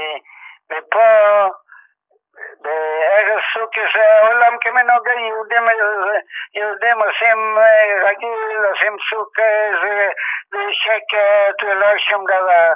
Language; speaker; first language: Hebrew; non-native, fluent; Yiddish